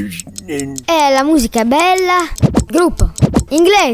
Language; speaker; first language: Italian; native; Italian